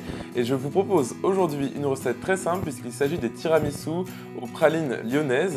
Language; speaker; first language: French; native; French